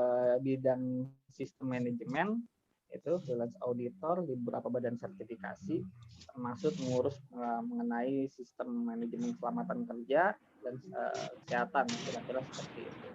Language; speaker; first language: Indonesian; native; Indonesian